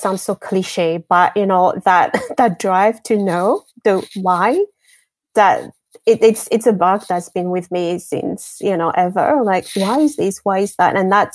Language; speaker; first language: English; non-native, fluent; French